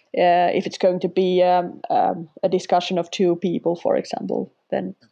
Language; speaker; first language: English; non-native, fluent; Finnish